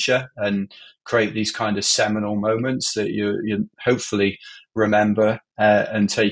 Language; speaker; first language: English; native; English